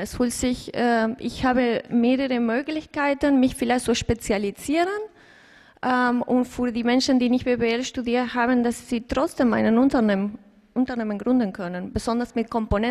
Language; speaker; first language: German; non-native, fluent; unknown